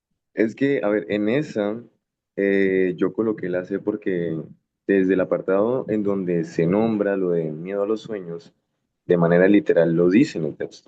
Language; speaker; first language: Spanish; native; Spanish